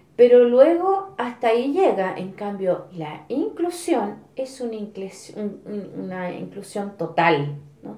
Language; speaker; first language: Spanish; native; Spanish